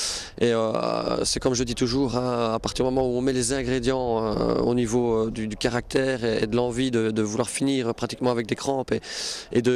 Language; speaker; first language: French; native; French